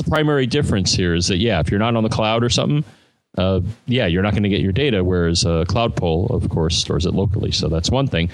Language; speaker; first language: English; native; English